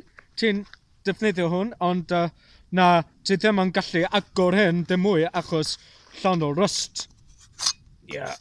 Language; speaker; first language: Welsh; non-native, learner; English